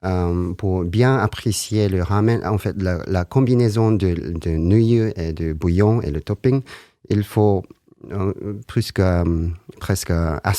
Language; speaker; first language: French; non-native, learner; Japanese